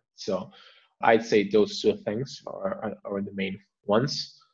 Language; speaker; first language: English; non-native, fluent; Spanish